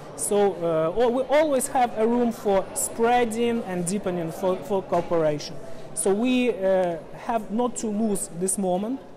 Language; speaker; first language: English; non-native, fluent; Ukrainian